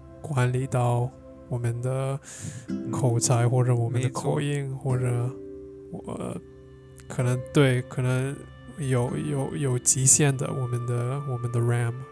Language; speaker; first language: Chinese; non-native, fluent; English